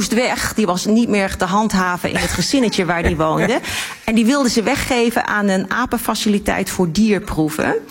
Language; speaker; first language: Dutch; native; Dutch